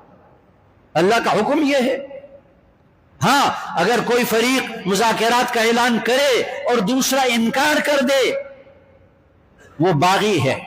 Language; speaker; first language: Urdu; non-native, local second language; Northern Hindko